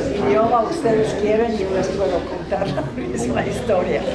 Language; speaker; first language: Spanish; non-native, fluent; Polish